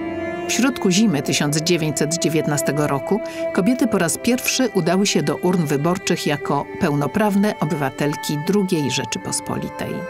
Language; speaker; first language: Polish; native; Polish